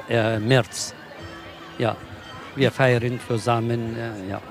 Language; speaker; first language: German; non-native, learner; Kurdish